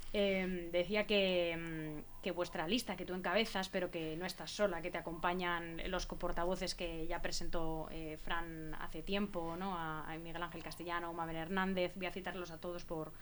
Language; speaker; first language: Spanish; native; Spanish